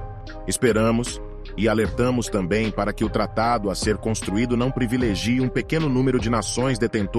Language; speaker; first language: Portuguese; native; Portuguese